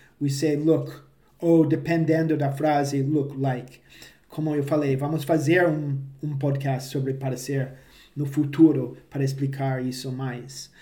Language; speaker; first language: Portuguese; non-native, fluent; English